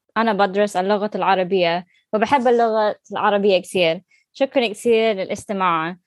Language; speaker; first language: Arabic; non-native, learner; English